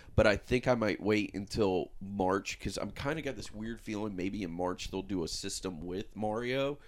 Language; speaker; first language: English; native; English